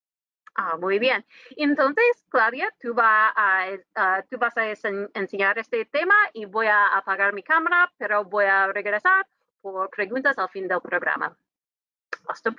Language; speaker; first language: Spanish; non-native, fluent; English